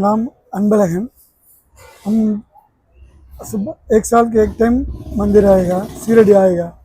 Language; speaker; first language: Hindi; non-native, local second language; Tamil